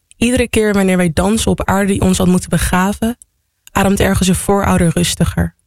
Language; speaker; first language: Dutch; native; Dutch